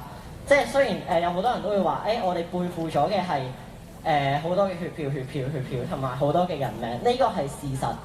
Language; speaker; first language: Cantonese; native; Cantonese